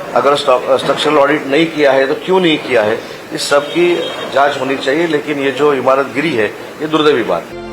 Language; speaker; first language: Hindi; non-native, local second language; Marathi